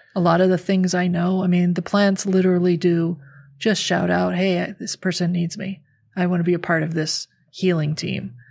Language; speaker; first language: English; native; English